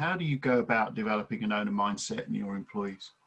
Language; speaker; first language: English; native; English